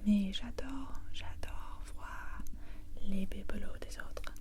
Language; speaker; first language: French; non-native, fluent; English